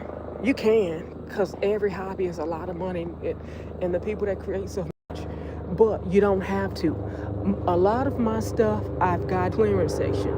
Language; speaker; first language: English; native; English